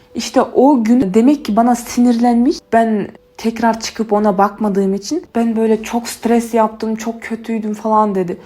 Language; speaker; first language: Turkish; native; Turkish